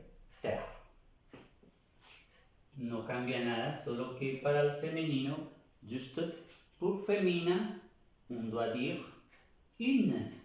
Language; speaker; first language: French; non-native, fluent; Spanish